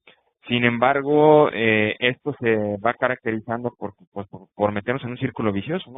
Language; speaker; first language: Spanish; native; Spanish